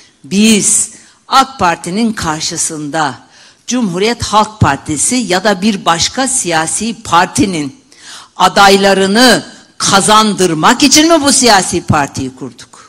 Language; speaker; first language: Turkish; native; Turkish